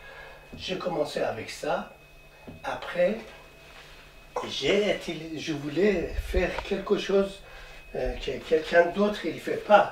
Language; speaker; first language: French; non-native, learner; Persian